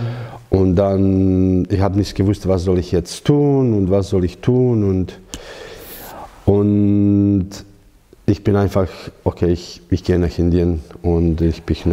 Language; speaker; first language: German; non-native, learner; Croatian